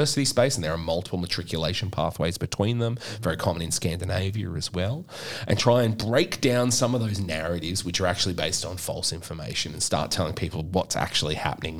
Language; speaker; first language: English; native; English